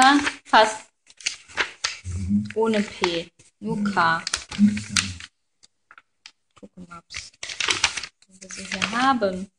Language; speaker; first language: German; native; German